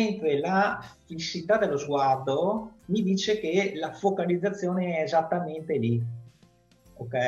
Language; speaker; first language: Italian; native; Italian